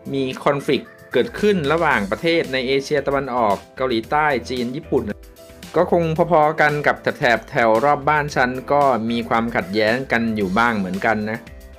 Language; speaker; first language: Thai; native; Thai